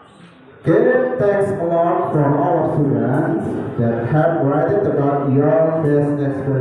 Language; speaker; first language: English; non-native, local second language; Indonesian